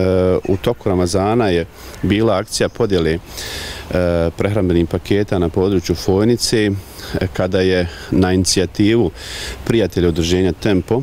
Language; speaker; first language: Croatian; native; Croatian